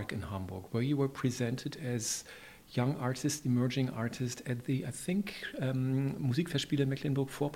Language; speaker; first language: English; non-native, fluent; German